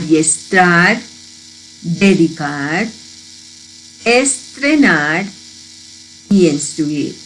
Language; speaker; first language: Spanish; early bilingual, heritage; Spanish